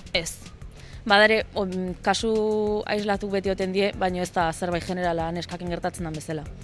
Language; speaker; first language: Basque; native; Basque